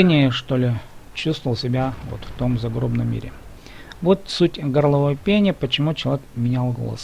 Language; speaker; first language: Russian; native; Russian